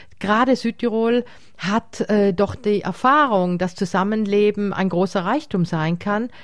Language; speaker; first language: German; native; German